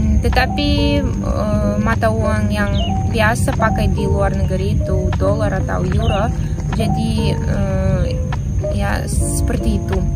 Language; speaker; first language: Indonesian; non-native, fluent; Russian